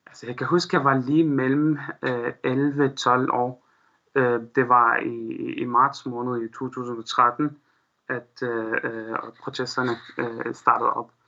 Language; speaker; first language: Danish; non-native, fluent; Arabic